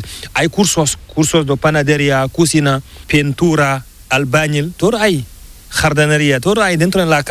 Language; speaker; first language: Spanish; non-native, learner; Fula